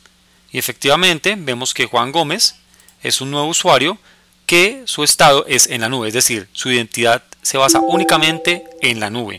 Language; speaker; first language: Spanish; native; Spanish